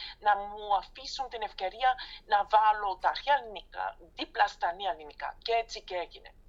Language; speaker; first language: Greek; non-native, fluent; Dutch